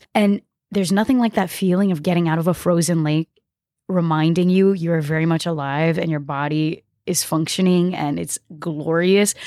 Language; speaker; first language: English; early bilingual, other home language; Portuguese